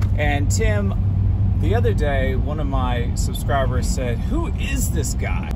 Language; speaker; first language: English; native; English